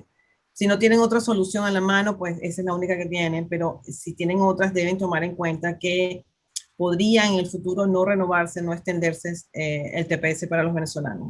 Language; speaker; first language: Spanish; native; Spanish